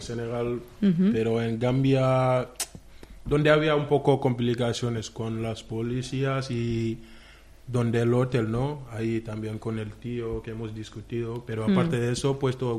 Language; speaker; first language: Spanish; non-native, fluent; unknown